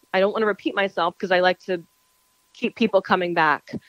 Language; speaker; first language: English; native; English